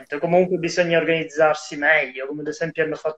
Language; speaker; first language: Italian; native; Italian